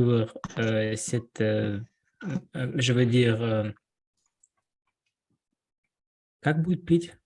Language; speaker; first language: French; non-native, learner; Russian